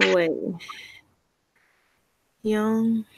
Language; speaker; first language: English; non-native, learner; Spanish